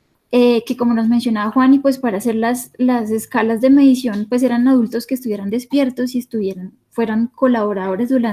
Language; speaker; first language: Spanish; native; Spanish